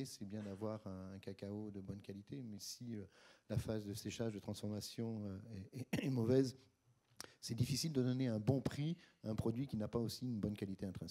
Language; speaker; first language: French; native; French